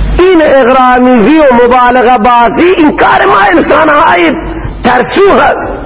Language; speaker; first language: Persian; native; Persian